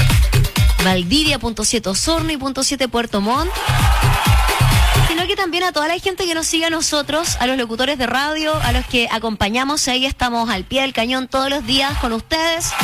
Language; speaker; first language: Spanish; native; Spanish